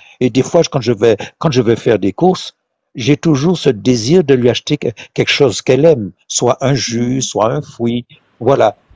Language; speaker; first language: French; non-native, local second language; Haitian Creole